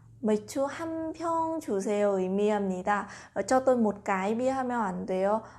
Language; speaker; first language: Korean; non-native, fluent; Vietnamese